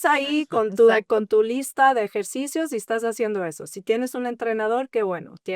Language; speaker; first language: Spanish; early bilingual, heritage; English